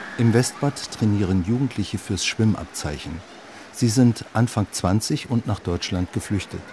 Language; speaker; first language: German; native; German